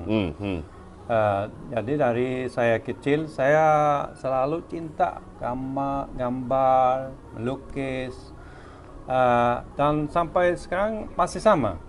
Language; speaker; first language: Indonesian; non-native, fluent; Swedish